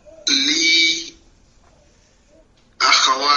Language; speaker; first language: Arabic; non-native, learner; French